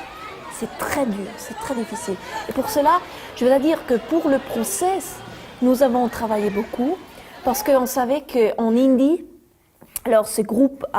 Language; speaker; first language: French; non-native, fluent; Italian